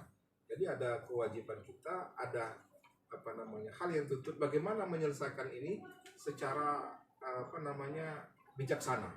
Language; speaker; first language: Indonesian; native; Indonesian